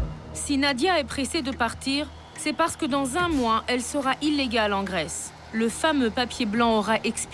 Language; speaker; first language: French; native; French